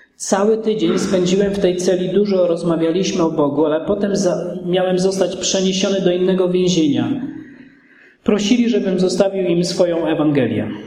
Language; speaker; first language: Polish; native; Polish